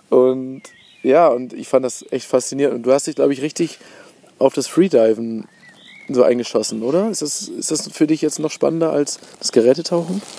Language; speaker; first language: German; native; German